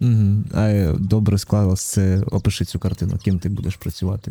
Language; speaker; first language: Ukrainian; native; Ukrainian